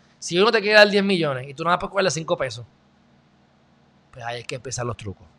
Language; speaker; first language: Spanish; native; Spanish